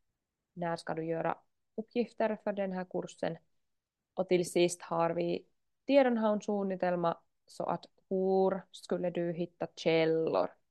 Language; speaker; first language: Swedish; non-native, local second language; Finnish